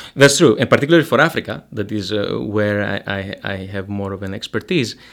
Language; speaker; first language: English; non-native, fluent; Greek